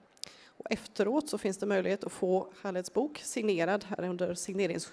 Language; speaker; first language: Swedish; native; Swedish